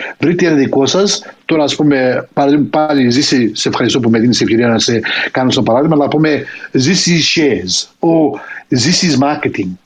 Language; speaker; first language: Greek; early bilingual, heritage; Greek